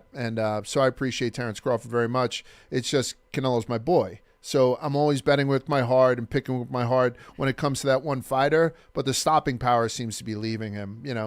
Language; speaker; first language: English; native; English